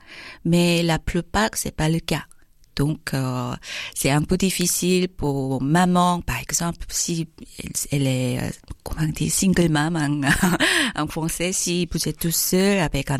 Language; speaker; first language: French; non-native, learner; Korean